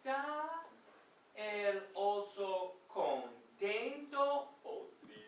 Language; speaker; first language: Spanish; non-native, fluent; English